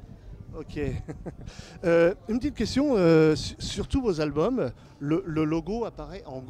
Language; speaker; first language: French; native; French